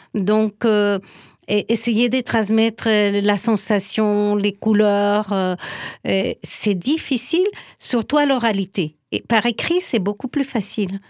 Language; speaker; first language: French; non-native, fluent; Spanish